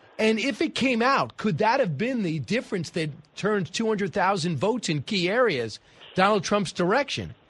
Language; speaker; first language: English; native; English